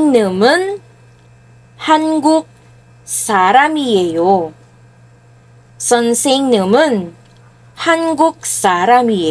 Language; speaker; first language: Korean; non-native, fluent; Filipino